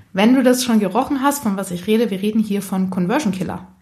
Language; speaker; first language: German; early bilingual, other home language; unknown